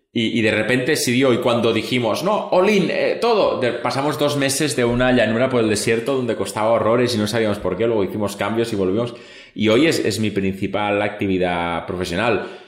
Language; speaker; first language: Spanish; non-native, local second language; Catalan